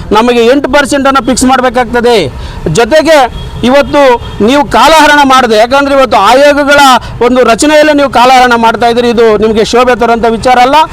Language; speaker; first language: Kannada; native; Kannada